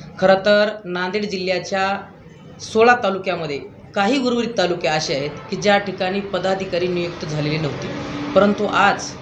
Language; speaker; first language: Marathi; native; Marathi